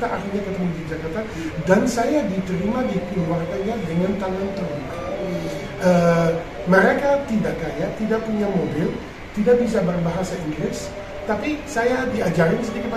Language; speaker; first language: Indonesian; non-native, fluent; Dutch